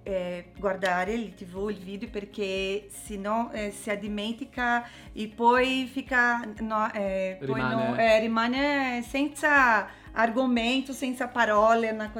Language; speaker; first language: Italian; non-native, learner; Portuguese